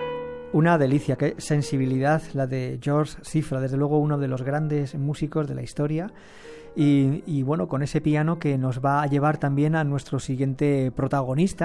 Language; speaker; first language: Spanish; native; Spanish